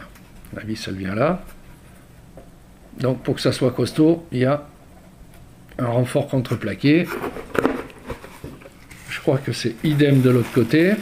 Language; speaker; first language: French; native; French